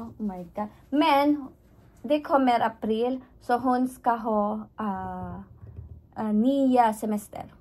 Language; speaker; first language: Swedish; non-native, learner; Filipino